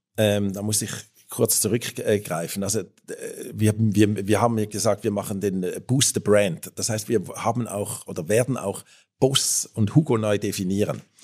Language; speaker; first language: German; native; German